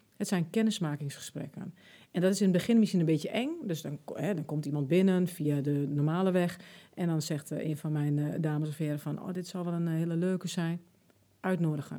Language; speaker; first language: Dutch; early bilingual, other home language; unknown